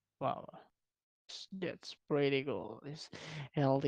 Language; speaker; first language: English; non-native, learner; Indonesian